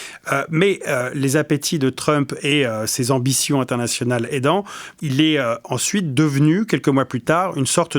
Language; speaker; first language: French; native; French